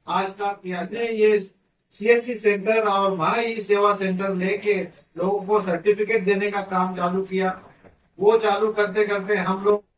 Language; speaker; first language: Hindi; non-native, local second language; Marathi